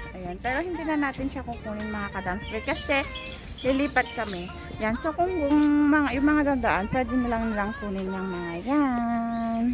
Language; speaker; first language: Filipino; native; Filipino